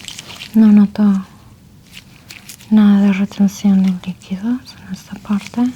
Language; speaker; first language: Spanish; early bilingual, heritage; Spanish